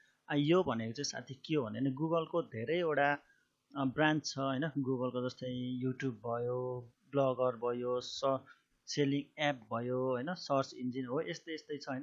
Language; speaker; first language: Nepali; native; Nepali